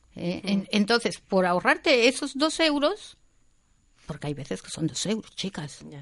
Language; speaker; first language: Spanish; native; Spanish